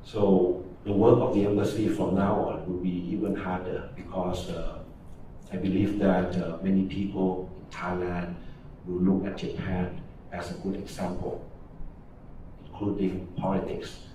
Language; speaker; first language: English; non-native, fluent; Thai